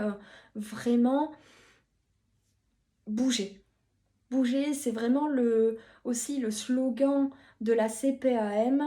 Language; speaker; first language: French; native; French